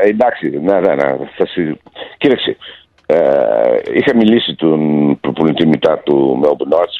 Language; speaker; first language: Greek; early bilingual, heritage; Greek